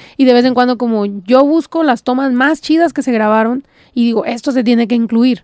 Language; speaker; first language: Spanish; early bilingual, heritage; Spanish